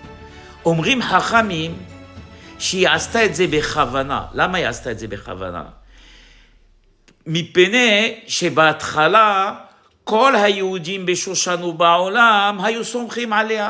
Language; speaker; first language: Hebrew; non-native, fluent; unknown